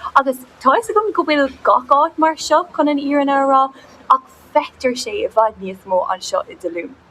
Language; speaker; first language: Irish; non-native, local second language; English